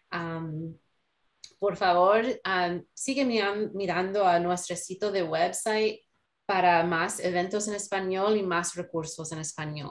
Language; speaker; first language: Spanish; non-native, learner; English